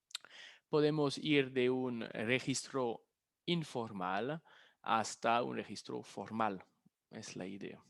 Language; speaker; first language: Spanish; non-native, fluent; French